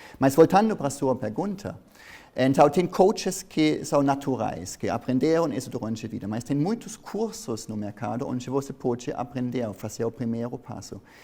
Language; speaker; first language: Portuguese; non-native, fluent; German